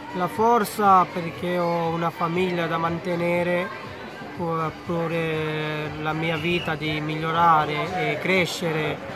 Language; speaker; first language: Italian; non-native, fluent; Bangla